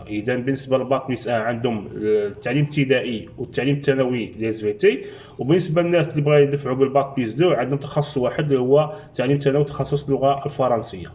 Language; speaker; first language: Arabic; native; Arabic